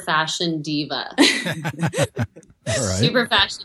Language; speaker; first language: English; native; English